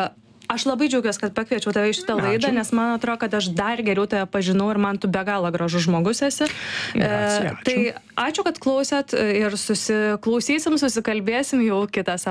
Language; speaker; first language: Lithuanian; native; Lithuanian